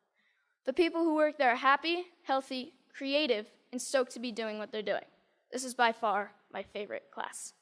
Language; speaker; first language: English; native; English